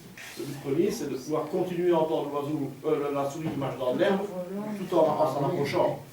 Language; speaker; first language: French; native; French